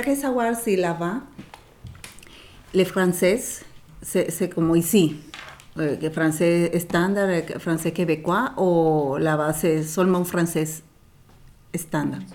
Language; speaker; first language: French; non-native, fluent; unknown